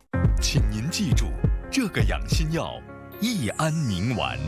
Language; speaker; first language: Chinese; native; Chinese